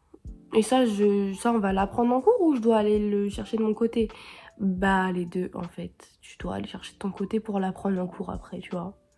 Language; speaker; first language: French; native; French